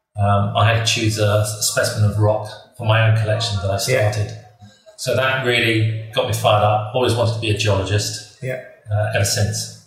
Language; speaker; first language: English; native; English